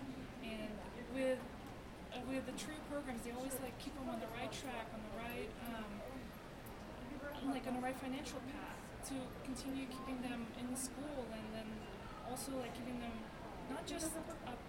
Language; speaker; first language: English; non-native, fluent; Russian